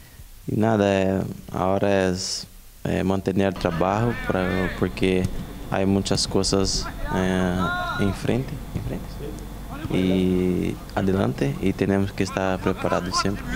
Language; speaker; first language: Spanish; non-native, fluent; Portuguese